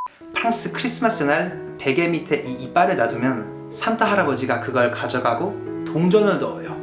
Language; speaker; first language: Korean; non-native, fluent; French